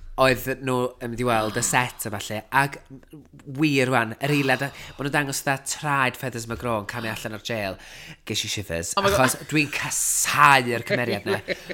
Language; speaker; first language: Welsh; native; Welsh